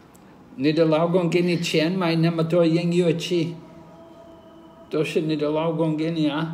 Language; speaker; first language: Chinese; non-native, learner; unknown